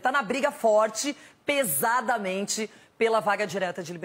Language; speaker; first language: Portuguese; native; Portuguese